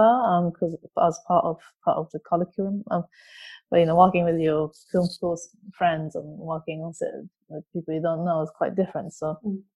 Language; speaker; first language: English; non-native, fluent; Japanese